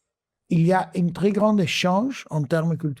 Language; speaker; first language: French; non-native, fluent; Spanish